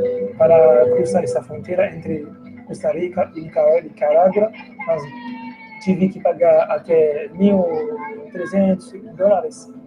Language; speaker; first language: Portuguese; non-native, fluent; Haitian Creole